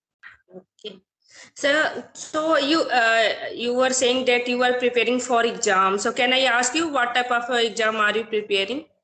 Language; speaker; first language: English; non-native, learner; Hindi